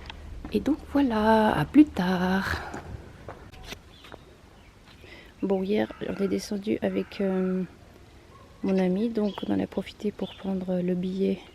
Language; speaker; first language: French; native; French